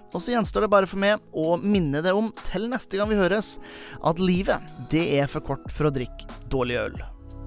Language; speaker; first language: Norwegian; native; Norwegian